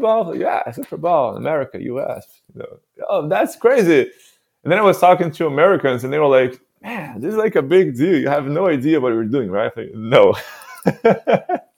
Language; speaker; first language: English; non-native, fluent; Portuguese